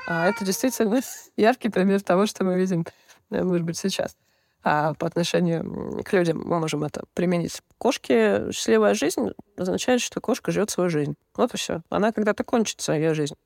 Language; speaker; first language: Russian; native; Russian